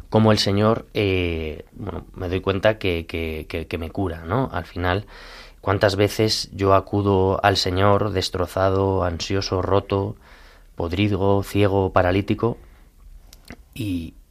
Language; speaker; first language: Spanish; native; Spanish